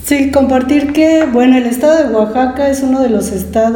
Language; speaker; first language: Spanish; native; Spanish